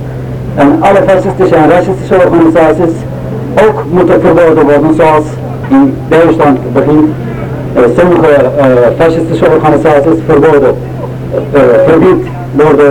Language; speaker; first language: Dutch; non-native, learner; Turkish